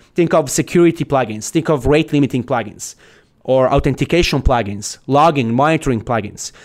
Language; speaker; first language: English; non-native, fluent; Italian